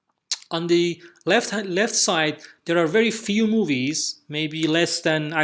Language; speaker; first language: English; non-native, fluent; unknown